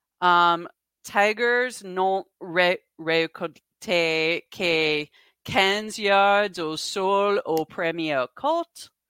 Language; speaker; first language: French; non-native, learner; English